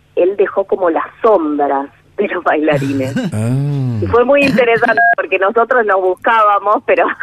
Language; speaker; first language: Spanish; native; Spanish